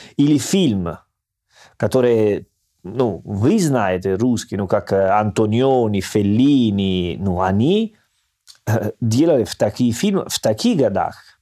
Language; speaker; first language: Russian; non-native, fluent; Italian